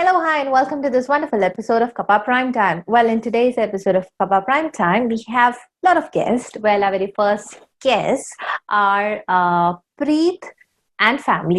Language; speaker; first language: English; non-native, local second language; Malayalam